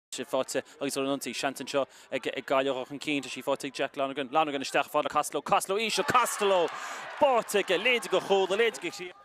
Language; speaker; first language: Irish; native; Irish